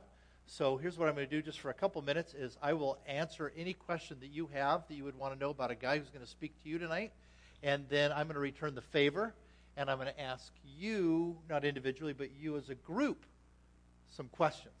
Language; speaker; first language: English; native; English